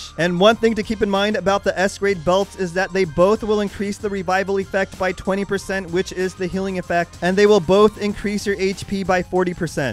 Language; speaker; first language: English; native; English